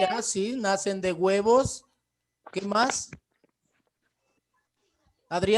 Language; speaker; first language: Spanish; native; Spanish